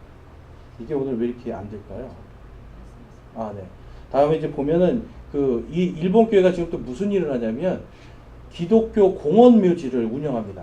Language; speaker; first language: Korean; native; Korean